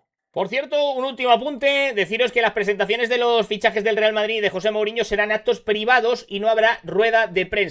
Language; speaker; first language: Spanish; native; Spanish